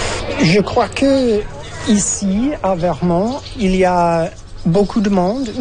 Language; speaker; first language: French; non-native, fluent; English